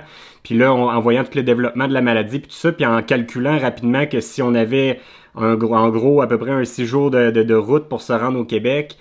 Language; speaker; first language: French; native; French